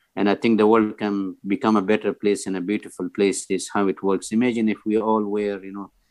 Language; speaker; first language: English; non-native, fluent; Persian